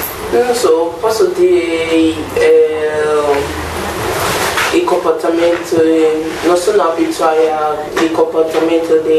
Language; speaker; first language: Italian; non-native, learner; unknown